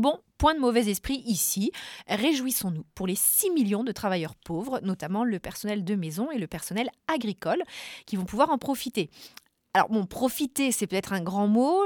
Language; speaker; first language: French; native; French